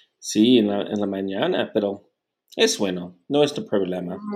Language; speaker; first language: Spanish; non-native, learner; English